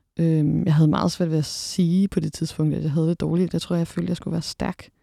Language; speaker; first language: Danish; native; Danish